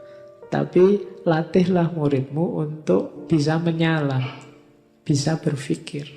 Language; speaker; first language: Indonesian; native; Indonesian